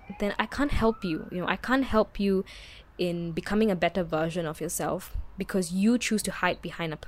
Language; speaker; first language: English; native; English